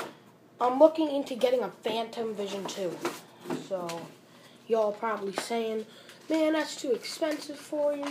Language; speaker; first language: English; native; English